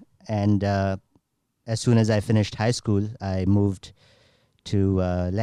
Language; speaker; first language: English; non-native, local second language; Gujarati